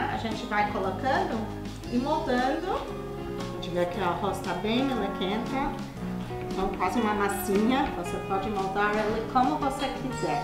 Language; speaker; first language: Portuguese; non-native, fluent; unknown